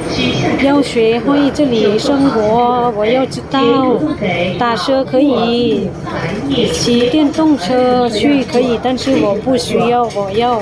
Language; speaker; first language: Chinese; non-native, learner; Lao